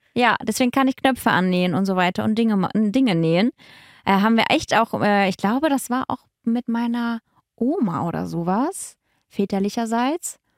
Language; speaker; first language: German; early bilingual, other home language; Russian